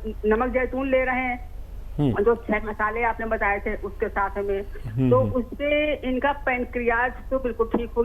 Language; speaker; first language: Hindi; native; Hindi